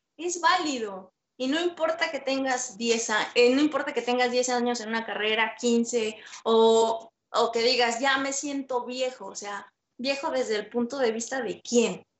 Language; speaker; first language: Spanish; native; Spanish